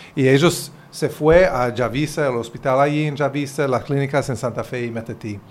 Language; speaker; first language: Spanish; non-native, fluent; English